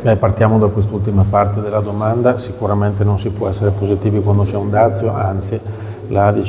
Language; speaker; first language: Italian; native; Italian